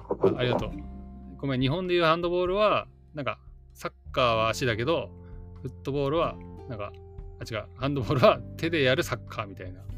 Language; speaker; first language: Japanese; native; Japanese